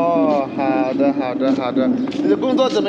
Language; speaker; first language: Chinese; non-native, learner; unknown